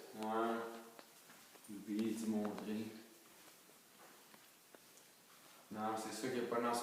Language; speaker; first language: French; native; French